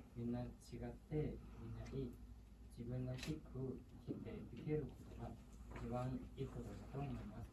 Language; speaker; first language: Japanese; non-native, learner; Thai